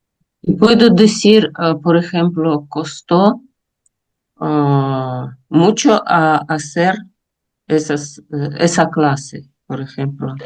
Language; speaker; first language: Spanish; non-native, learner; Russian